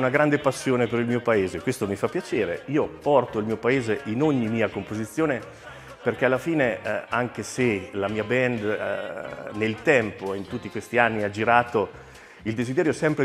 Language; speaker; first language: Italian; native; Italian